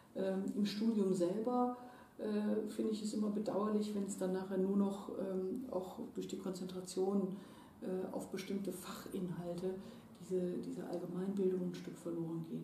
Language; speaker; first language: German; native; German